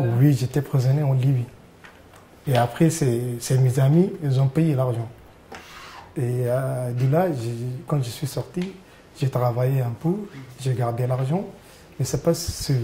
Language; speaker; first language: French; non-native, learner; Arabic